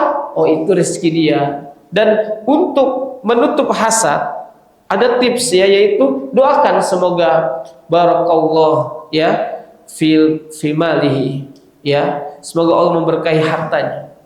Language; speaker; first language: Indonesian; native; Indonesian